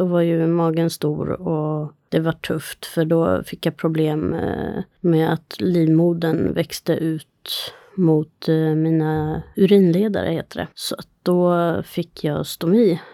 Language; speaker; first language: Swedish; native; Swedish